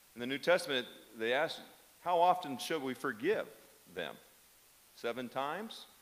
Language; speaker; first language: English; native; English